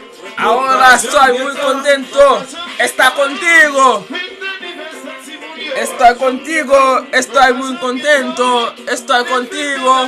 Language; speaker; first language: Spanish; non-native, learner; Haitian Creole